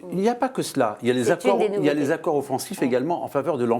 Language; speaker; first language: French; native; French